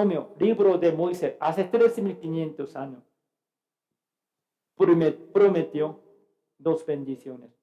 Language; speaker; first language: Spanish; non-native, fluent; Korean